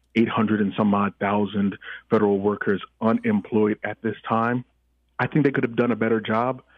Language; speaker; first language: English; early bilingual, other home language; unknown